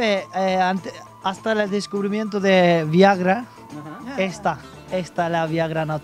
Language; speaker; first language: Spanish; non-native, fluent; Turkish